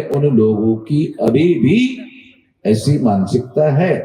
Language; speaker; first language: Hindi; non-native, local second language; Marathi